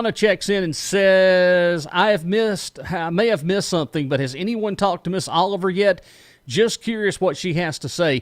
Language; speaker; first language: English; native; English